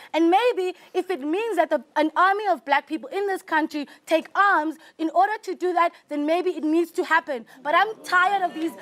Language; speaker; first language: English; non-native, local second language; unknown